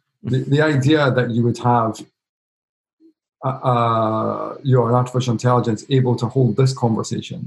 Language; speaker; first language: English; native; English